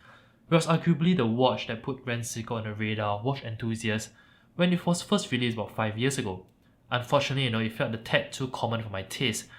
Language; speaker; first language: English; native; English